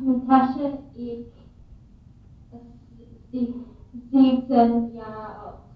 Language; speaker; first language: German; non-native, learner; English